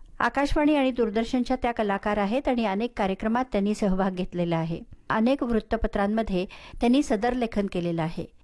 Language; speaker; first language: Marathi; native; Marathi